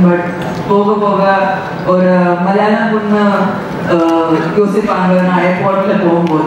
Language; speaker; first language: Tamil; non-native, fluent; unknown